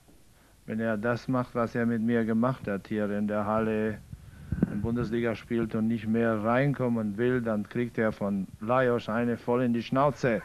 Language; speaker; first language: German; non-native, fluent; Romanian